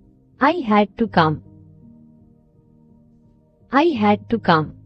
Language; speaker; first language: English; non-native, fluent; Urdu